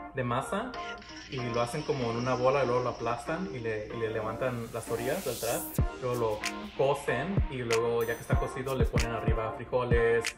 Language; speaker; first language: Spanish; early bilingual, heritage; Spanish